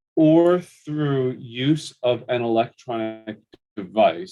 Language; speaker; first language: English; native; English